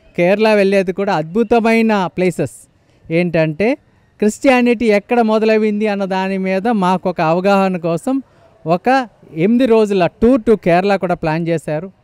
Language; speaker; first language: Telugu; non-native, local second language; Malayalam